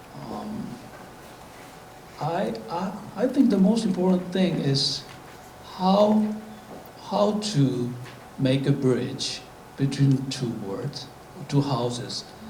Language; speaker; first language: English; non-native, fluent; Korean